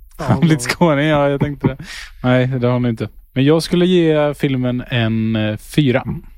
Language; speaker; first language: Swedish; native; Swedish